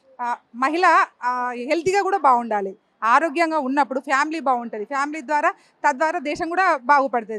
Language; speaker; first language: Telugu; native; Telugu